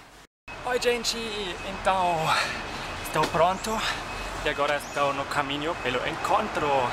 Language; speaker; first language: Portuguese; non-native, fluent; German